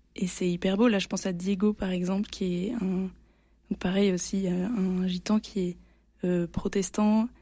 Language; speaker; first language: French; native; French